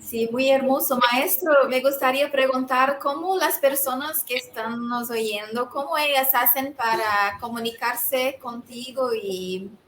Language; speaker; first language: Spanish; non-native, fluent; Portuguese